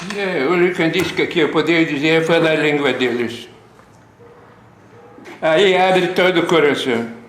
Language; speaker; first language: Portuguese; non-native, fluent; Lithuanian